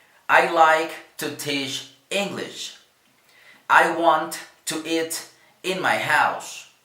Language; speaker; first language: English; non-native, fluent; Spanish